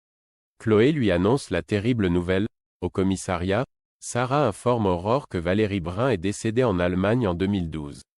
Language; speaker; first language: French; native; French